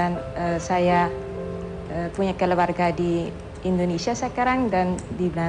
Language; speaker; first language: Indonesian; non-native, learner; Dutch